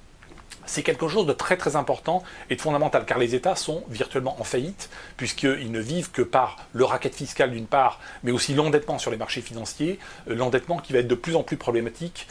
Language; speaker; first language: French; native; French